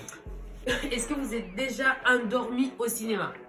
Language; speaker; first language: French; native; French